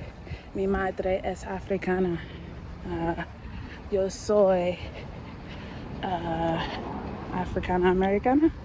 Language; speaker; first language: Spanish; non-native, learner; English